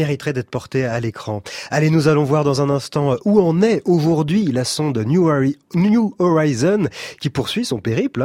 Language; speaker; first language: French; native; French